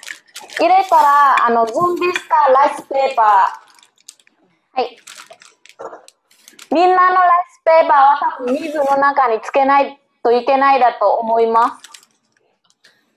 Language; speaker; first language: Japanese; non-native, learner; Vietnamese